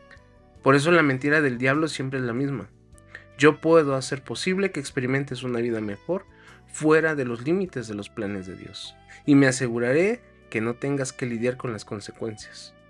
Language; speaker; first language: Spanish; native; Spanish